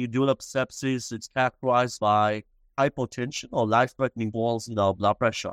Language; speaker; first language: English; non-native, local second language; Sinhala